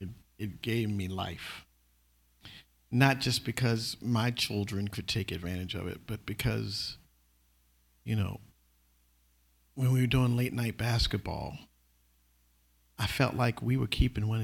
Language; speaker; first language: English; native; English